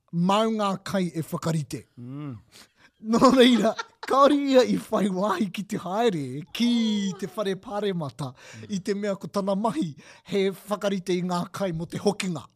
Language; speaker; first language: Māori; non-native, local second language; English